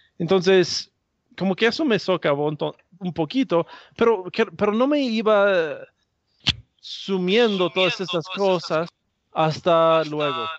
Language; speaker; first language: Spanish; non-native, fluent; English